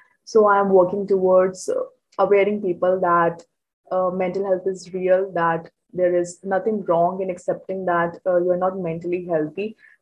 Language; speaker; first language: English; non-native, local second language; Hindi